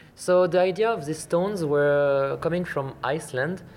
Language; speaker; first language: English; non-native, fluent; French